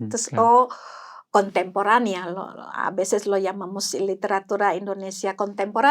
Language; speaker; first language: Spanish; non-native, fluent; Indonesian